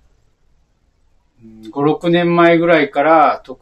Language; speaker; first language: Japanese; native; Japanese